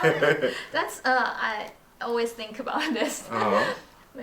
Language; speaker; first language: English; non-native, learner; Chinese